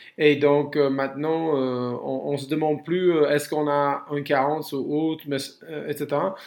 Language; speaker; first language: French; non-native, fluent; English